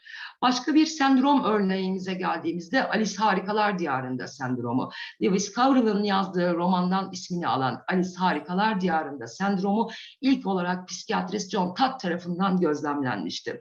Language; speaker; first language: Turkish; native; Turkish